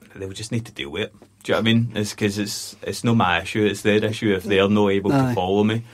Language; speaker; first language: English; native; English